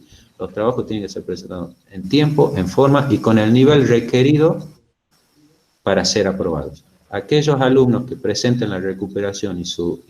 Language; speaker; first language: Spanish; native; Spanish